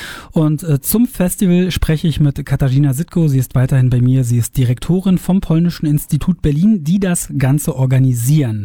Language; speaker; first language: German; native; German